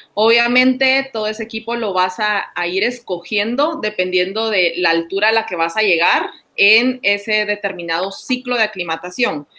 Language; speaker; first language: Spanish; native; Spanish